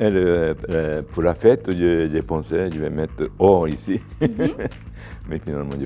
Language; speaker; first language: French; non-native, fluent; Japanese